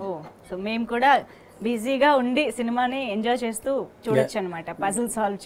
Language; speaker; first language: Telugu; native; Telugu